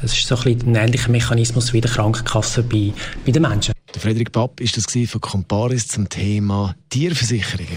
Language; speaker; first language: German; native; German